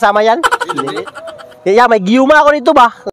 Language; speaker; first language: Filipino; non-native, local second language; Cebuano